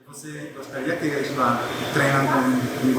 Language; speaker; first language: Portuguese; non-native, learner; French